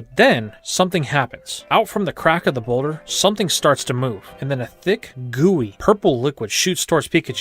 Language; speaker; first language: English; native; English